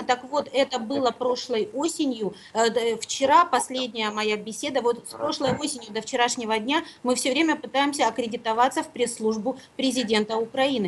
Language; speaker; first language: Russian; native; Russian